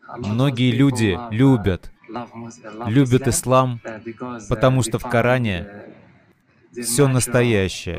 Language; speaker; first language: Russian; non-native, fluent; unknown